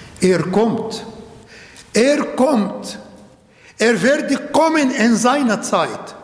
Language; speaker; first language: German; non-native, learner; Arabic